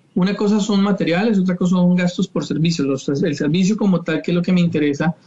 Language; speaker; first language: Spanish; native; Spanish